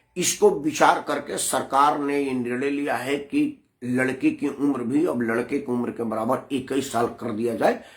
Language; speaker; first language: Hindi; native; Hindi